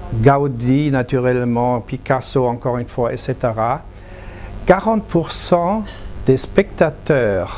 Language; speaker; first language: French; non-native, fluent; German